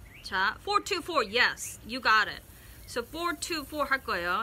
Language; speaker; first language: English; non-native, fluent; Korean